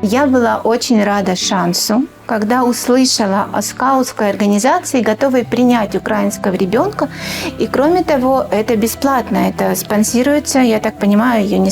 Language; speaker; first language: Russian; native; Russian